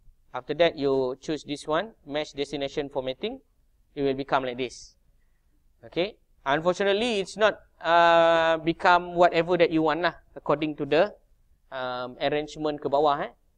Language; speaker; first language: English; non-native, local second language; Malay